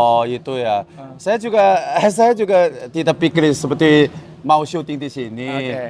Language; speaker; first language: Indonesian; non-native, learner; Chinese